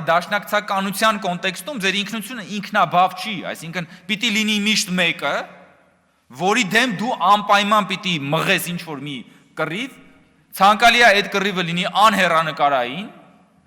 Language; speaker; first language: Armenian; native; Armenian